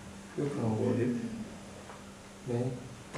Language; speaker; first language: Swedish; non-native, learner; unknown